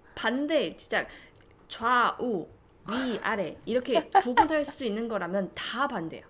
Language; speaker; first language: Korean; non-native, fluent; Chinese